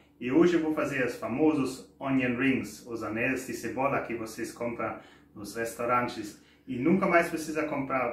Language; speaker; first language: Portuguese; non-native, fluent; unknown